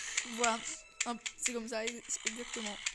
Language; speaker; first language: French; native; French